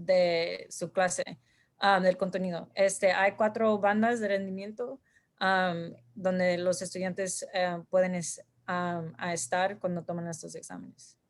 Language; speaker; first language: Spanish; early bilingual, heritage; Spanish